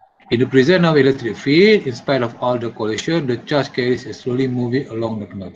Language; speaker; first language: English; non-native, local second language; Malay